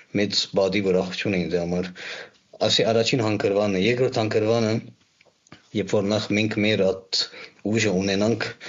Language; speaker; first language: Armenian; early bilingual, heritage; Armenian